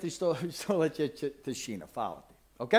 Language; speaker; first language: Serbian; non-native, fluent; English